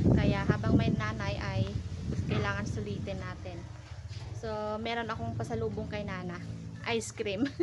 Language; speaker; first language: Filipino; non-native, local second language; Hiligaynon